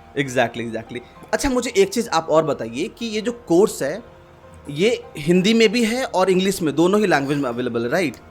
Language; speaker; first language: Hindi; native; Hindi